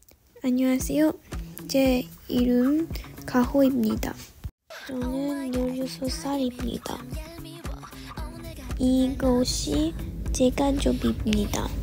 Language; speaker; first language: Korean; non-native, learner; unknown